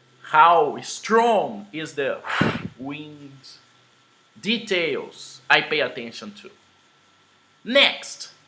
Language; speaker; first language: English; non-native, fluent; Portuguese